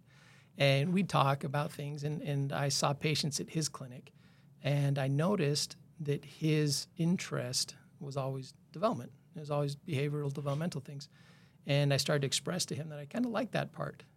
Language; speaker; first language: English; native; English